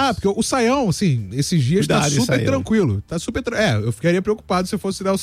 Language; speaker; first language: Portuguese; native; Portuguese